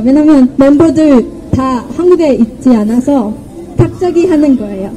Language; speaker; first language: Korean; non-native, fluent; Portuguese